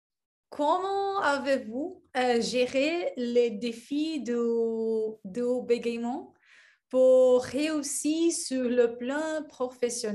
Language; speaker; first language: French; non-native, learner; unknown